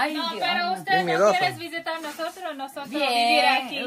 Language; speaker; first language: Spanish; non-native, learner; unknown